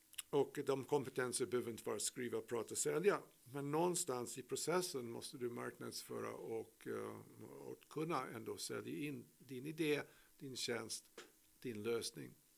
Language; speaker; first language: Swedish; non-native, fluent; English